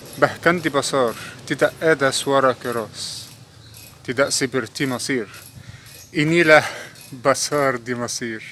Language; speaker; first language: Indonesian; non-native, learner; Arabic